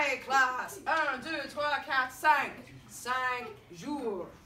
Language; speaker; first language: French; non-native, fluent; English